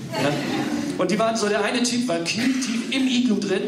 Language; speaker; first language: German; early bilingual, other home language; English